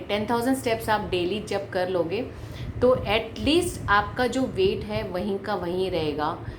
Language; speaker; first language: Hindi; non-native, local second language; Malayalam